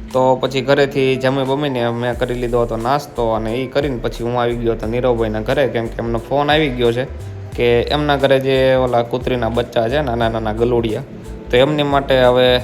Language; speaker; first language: Gujarati; native; Gujarati